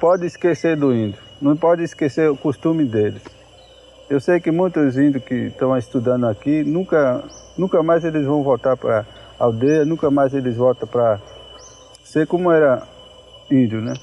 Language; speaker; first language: Portuguese; non-native, local second language; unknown